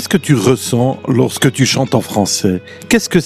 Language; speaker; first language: French; native; French